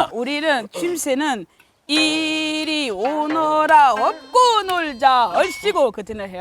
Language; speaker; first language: Korean; non-native, fluent; French